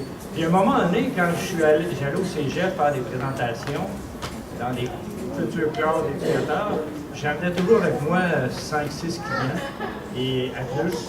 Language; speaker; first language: French; native; French